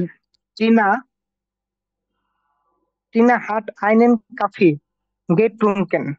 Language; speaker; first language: German; non-native, learner; Bangla